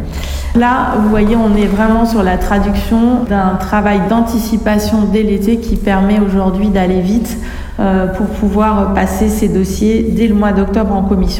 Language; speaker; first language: French; native; French